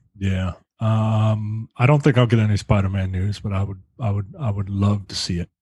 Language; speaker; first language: English; native; English